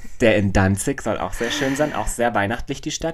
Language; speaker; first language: German; native; German